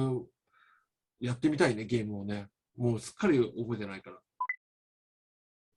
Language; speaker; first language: Japanese; native; Japanese